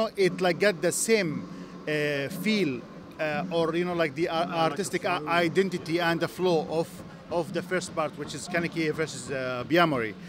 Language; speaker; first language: English; non-native, fluent; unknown